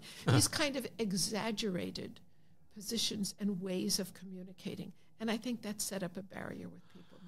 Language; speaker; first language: English; native; English